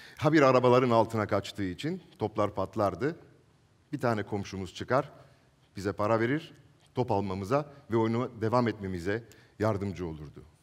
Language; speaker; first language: Turkish; non-native, local second language; Italian